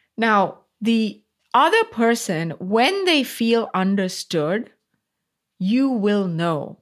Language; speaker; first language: English; non-native, local second language; Tamil